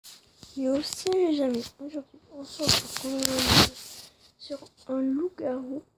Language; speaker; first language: French; native; French